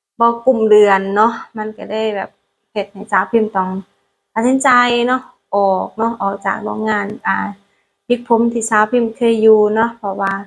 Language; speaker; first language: Thai; non-native, learner; Lao